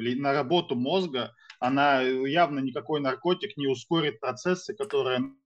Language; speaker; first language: Russian; native; Russian